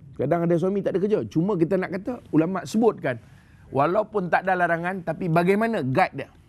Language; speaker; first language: Malay; native; Malay